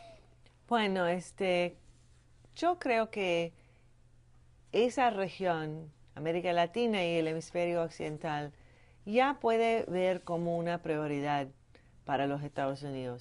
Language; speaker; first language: Spanish; non-native, fluent; English